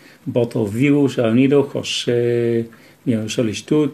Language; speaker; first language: Spanish; non-native, fluent; Dutch